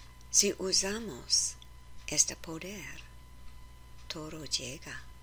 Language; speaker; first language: Spanish; non-native, learner; English